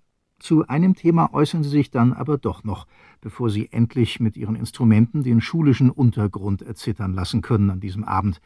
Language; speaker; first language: German; native; German